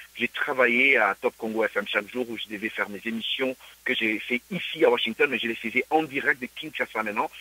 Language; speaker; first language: French; non-native, local second language; Luba-Lulua